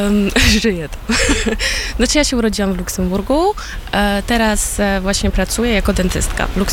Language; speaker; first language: Polish; early bilingual, heritage; Polish